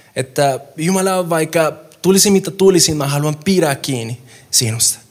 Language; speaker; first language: Finnish; non-native, fluent; Spanish